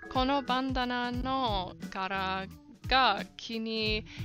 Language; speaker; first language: Japanese; non-native, learner; English